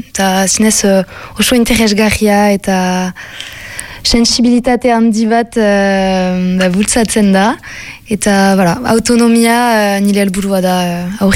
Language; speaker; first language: Basque; non-native, local second language; French